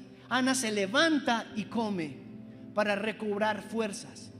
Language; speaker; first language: Spanish; native; Spanish